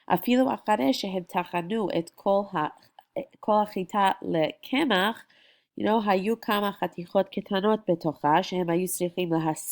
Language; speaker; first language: Hebrew; non-native, fluent; English